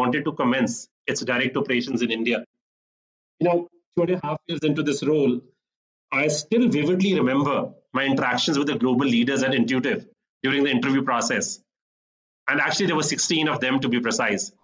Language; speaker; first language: English; non-native, local second language; Punjabi